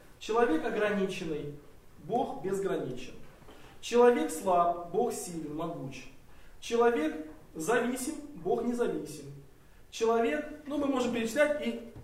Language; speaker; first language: Russian; native; Russian